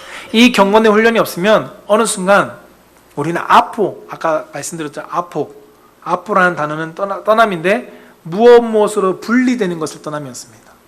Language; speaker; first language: Korean; native; Korean